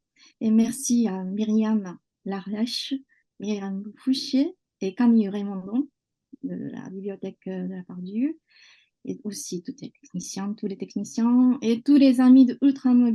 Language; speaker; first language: French; non-native, fluent; Japanese